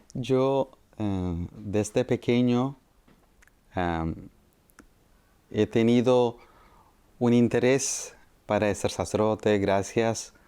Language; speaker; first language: Spanish; non-native, fluent; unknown